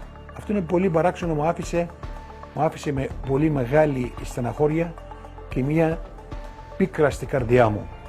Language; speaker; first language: Greek; non-native, local second language; Turkish